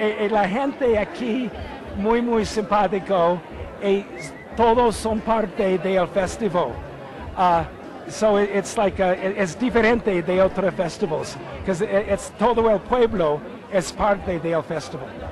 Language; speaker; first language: Spanish; non-native, learner; English